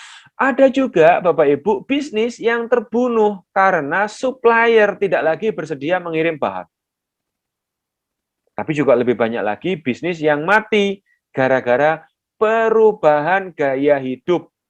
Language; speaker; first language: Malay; non-native, local second language; Javanese